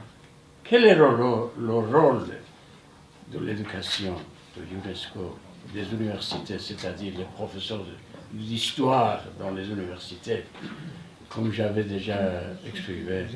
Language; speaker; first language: French; non-native, fluent; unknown